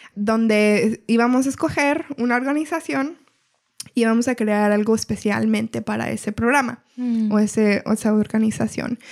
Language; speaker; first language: Spanish; early bilingual, heritage; Spanish